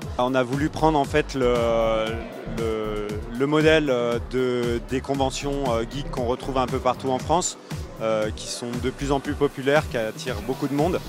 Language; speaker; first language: French; native; French